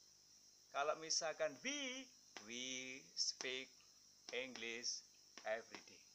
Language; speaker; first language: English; non-native, fluent; Indonesian